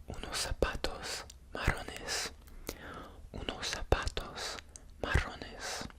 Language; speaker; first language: Spanish; non-native, learner; English